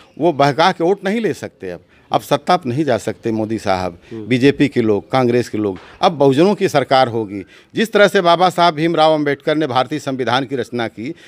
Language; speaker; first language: Hindi; native; Hindi